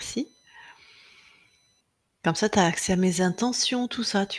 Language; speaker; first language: French; native; French